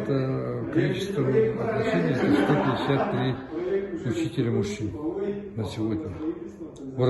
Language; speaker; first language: Russian; non-native, local second language; Yakut